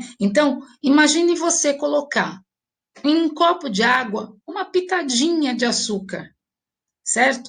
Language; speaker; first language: Portuguese; native; Portuguese